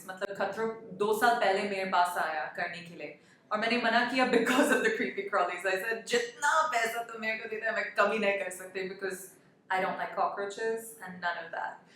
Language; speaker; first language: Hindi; non-native, local second language; English